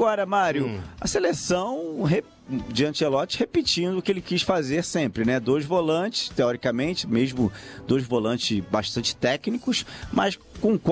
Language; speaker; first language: Portuguese; native; Portuguese